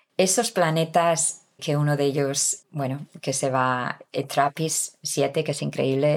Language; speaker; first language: Spanish; native; Spanish